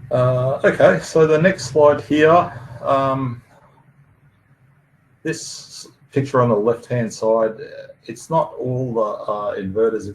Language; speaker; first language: English; native; English